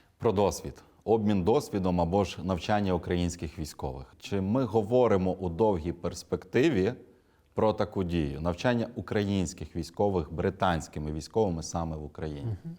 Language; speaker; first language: Ukrainian; native; Ukrainian